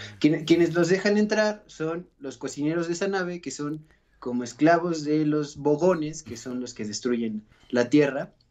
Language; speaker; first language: Spanish; native; Spanish